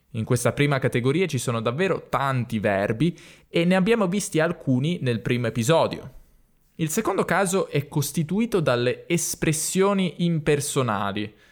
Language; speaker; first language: Italian; native; Italian